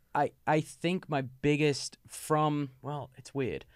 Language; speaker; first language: English; native; English